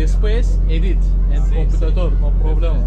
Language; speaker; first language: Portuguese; non-native, learner; Turkish